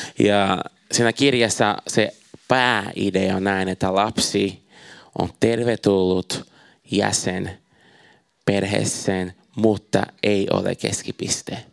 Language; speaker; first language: Finnish; non-native, fluent; Portuguese